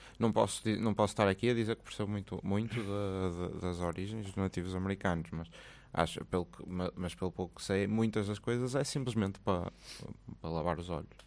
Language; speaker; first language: Portuguese; native; Portuguese